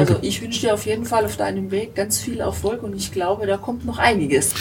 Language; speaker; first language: German; native; German